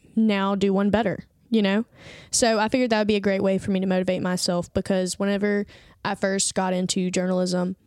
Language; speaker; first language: English; native; English